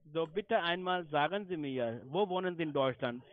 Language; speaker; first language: German; non-native, learner; Hindi